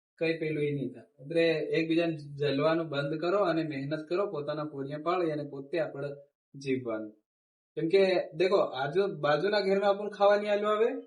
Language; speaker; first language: Gujarati; non-native, local second language; Bhili